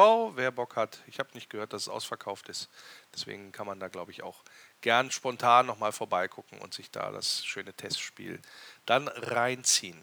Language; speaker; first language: German; native; German